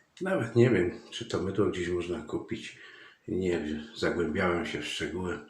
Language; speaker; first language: Polish; native; Polish